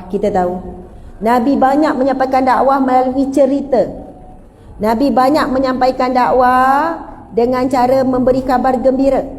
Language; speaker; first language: Malay; native; Malay